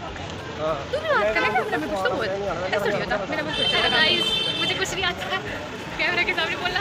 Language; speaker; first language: Hindi; native; Hindi